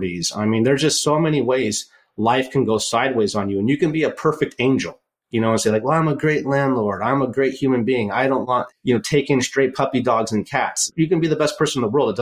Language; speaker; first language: English; native; English